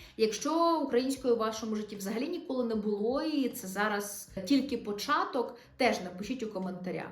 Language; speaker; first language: Ukrainian; non-native, local second language; Russian